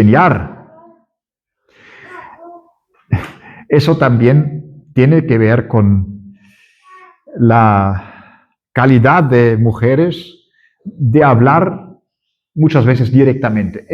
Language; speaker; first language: Spanish; non-native, fluent; German